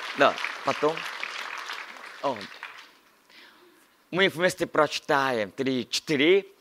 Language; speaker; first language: Russian; non-native, learner; Korean